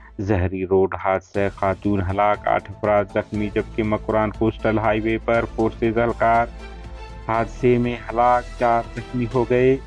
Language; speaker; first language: Urdu; non-native, local second language; Baluchi